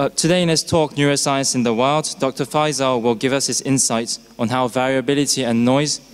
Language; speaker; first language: English; non-native, fluent; French